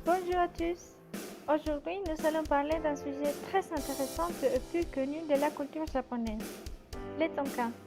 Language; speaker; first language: French; non-native, learner; Spanish